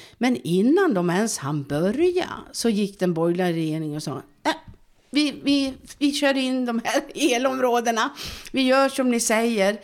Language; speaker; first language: Swedish; native; Swedish